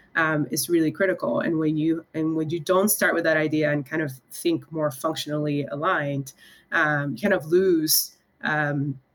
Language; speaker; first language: English; early bilingual, other home language; Spanish